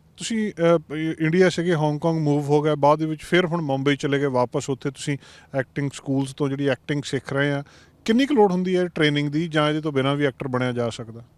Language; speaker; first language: Punjabi; native; Punjabi